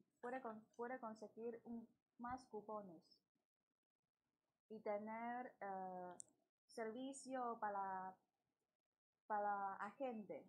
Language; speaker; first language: Spanish; non-native, learner; Chinese